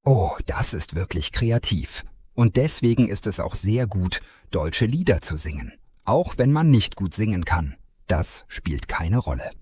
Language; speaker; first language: German; non-native, fluent; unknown